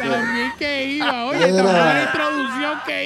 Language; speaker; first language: Spanish; native; Spanish